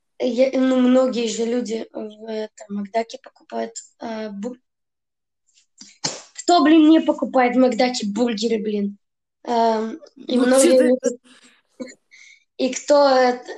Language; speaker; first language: Russian; early bilingual, heritage; Russian